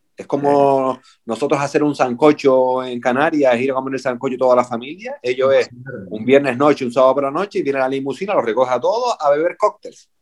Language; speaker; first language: Spanish; native; Spanish